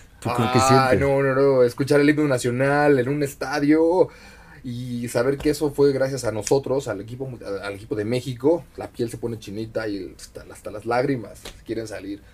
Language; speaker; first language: Spanish; native; Spanish